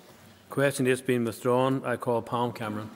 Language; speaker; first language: English; native; English